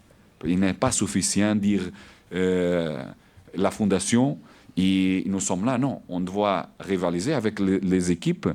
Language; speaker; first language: French; non-native, learner; Portuguese